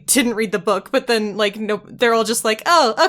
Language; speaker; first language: English; native; English